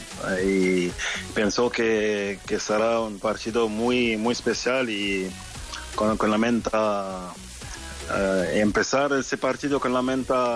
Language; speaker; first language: Spanish; non-native, fluent; French